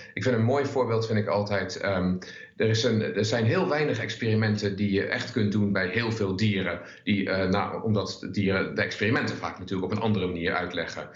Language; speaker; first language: Dutch; native; Dutch